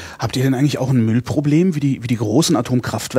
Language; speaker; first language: German; native; German